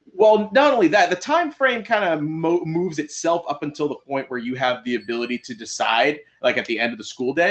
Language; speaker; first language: English; native; English